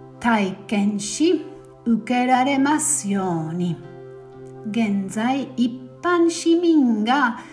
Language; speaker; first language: Japanese; non-native, fluent; German